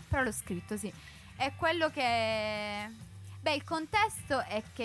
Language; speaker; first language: Italian; native; Italian